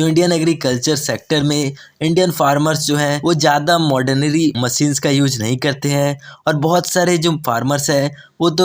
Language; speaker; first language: Hindi; native; Hindi